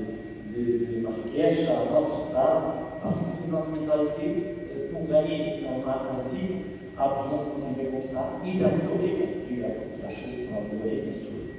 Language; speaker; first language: French; non-native, fluent; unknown